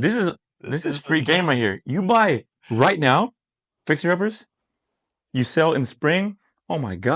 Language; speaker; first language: English; native; English